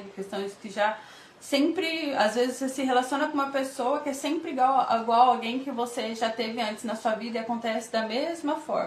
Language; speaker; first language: Portuguese; native; Portuguese